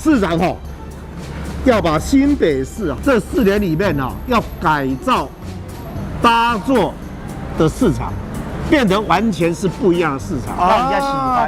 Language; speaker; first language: Chinese; native; Chinese